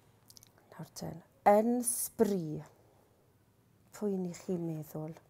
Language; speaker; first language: Welsh; native; Welsh